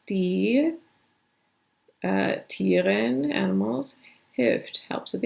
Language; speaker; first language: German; non-native, fluent; English